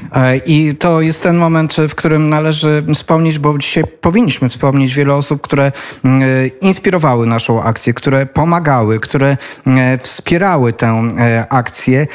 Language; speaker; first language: Polish; native; Polish